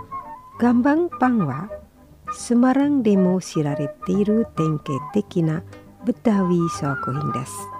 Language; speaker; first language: Japanese; non-native, fluent; Indonesian